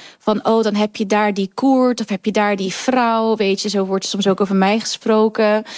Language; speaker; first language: Dutch; early bilingual, other home language; Kurdish